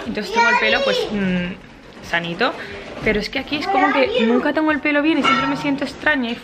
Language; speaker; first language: Spanish; native; Spanish